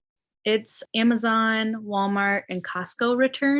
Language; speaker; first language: English; native; English